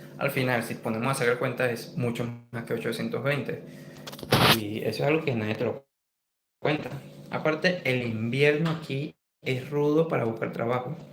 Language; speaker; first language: Spanish; native; Spanish